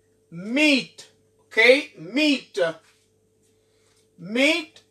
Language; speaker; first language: English; non-native, fluent; Haitian Creole